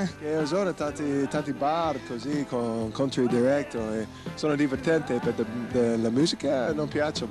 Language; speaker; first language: Italian; non-native, learner; English